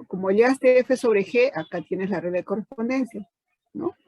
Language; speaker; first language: Spanish; native; Spanish